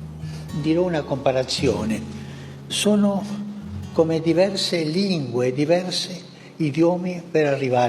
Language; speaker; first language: Italian; non-native, fluent; Spanish